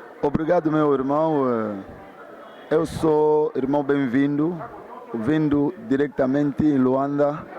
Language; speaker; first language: Portuguese; non-native, fluent; Lingala